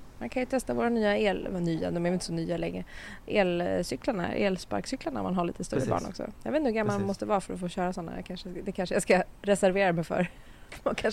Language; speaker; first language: Swedish; native; Swedish